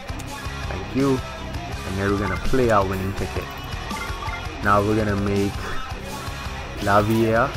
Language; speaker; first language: English; native; English